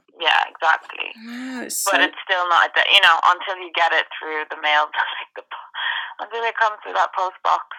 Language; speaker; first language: English; native; English